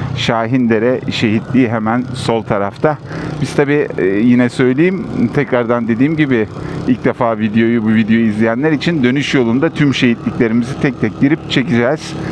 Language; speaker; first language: Turkish; early bilingual, heritage; Turkish